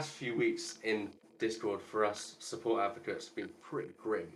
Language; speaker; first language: English; native; English